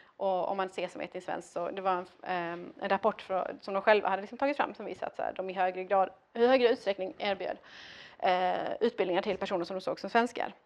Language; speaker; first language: Swedish; early bilingual, other home language; Arabic